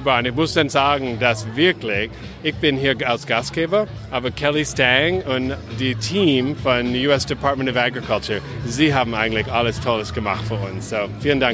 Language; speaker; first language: German; non-native, fluent; English